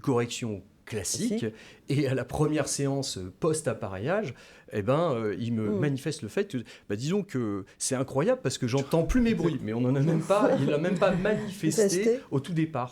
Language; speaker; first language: French; native; French